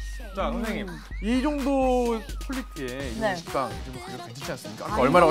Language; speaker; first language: Korean; native; Korean